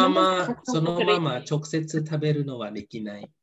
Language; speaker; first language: Japanese; non-native, fluent; Khmer